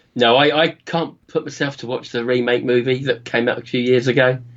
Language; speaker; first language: English; native; English